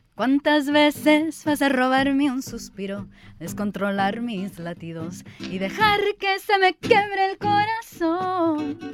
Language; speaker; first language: Spanish; early bilingual, heritage; Spanish